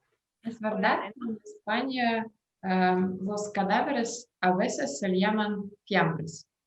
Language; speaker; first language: Spanish; non-native, fluent; Russian